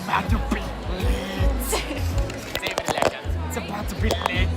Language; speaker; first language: English; native; English